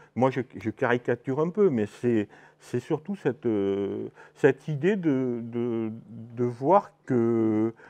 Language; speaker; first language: French; native; French